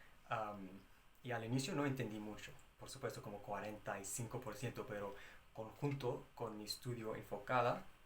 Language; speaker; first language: Spanish; non-native, fluent; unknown